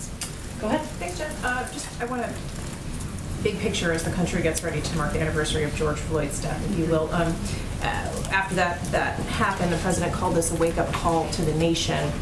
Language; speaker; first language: English; native; English